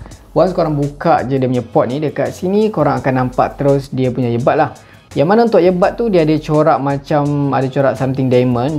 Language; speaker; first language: Malay; native; Malay